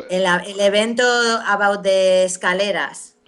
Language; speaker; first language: English; non-native, learner; Spanish